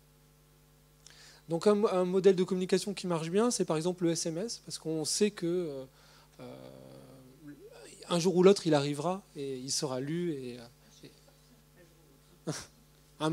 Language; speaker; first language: French; native; French